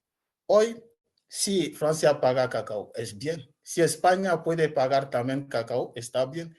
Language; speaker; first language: Spanish; non-native, learner; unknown